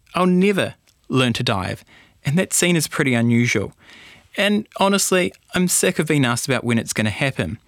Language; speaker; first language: English; native; English